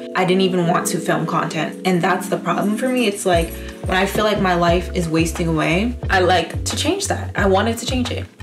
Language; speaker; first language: English; native; English